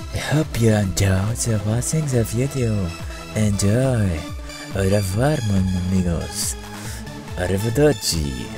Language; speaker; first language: English; non-native, fluent; Dutch